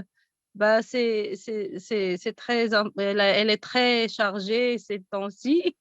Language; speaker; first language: French; non-native, local second language; Arabic